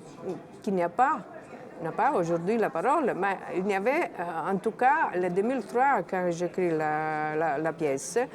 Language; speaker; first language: French; non-native, fluent; Italian